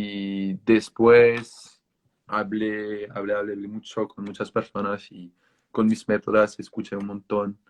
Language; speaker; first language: Spanish; non-native, fluent; French